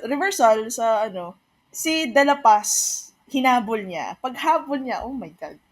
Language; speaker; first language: Filipino; native; Filipino